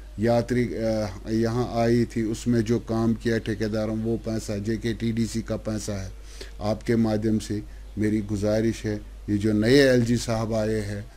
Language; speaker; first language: Urdu; non-native, local second language; Kashmiri